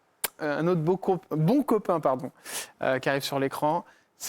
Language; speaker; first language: French; native; French